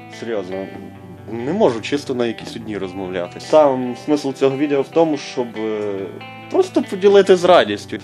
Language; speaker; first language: Ukrainian; non-native, local second language; Russian